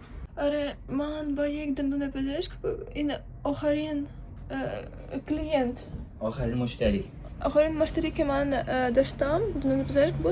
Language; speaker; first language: Persian; non-native, learner; Ukrainian